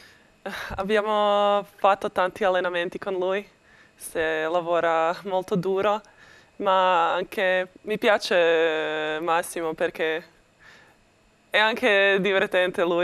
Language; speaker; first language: Italian; non-native, learner; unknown